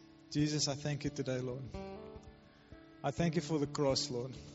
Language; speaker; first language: English; non-native, local second language; Afrikaans